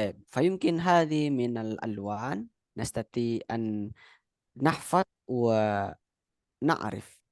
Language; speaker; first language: Arabic; non-native, fluent; Indonesian